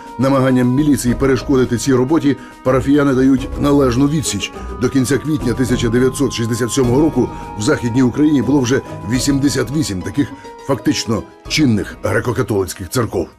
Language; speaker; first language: Ukrainian; native; Ukrainian